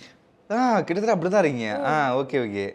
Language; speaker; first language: Tamil; native; Tamil